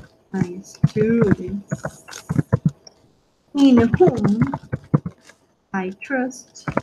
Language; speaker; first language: English; non-native, fluent; Spanish